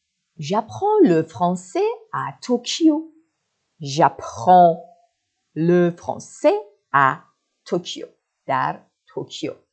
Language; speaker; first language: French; non-native, fluent; Persian